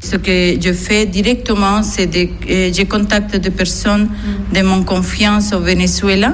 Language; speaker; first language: French; non-native, learner; Spanish